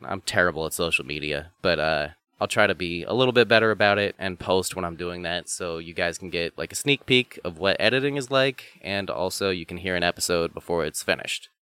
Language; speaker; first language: English; native; English